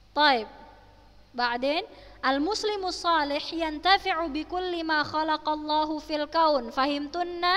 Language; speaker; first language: Arabic; non-native, fluent; Indonesian